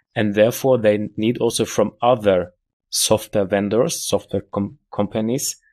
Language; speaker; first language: English; non-native, fluent; German